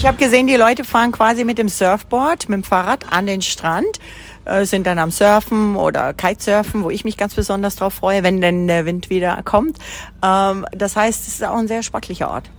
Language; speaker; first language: German; native; German